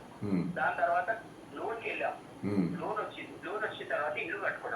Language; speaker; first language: Telugu; native; Telugu